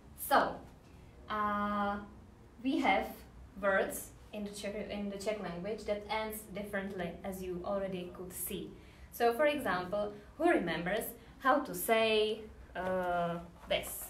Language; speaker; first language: English; non-native, fluent; Czech